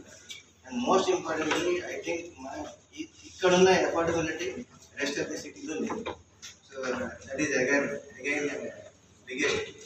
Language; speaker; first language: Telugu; native; Telugu